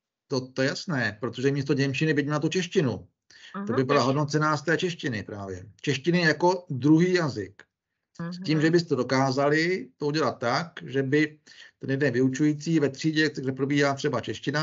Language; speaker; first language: Czech; native; Czech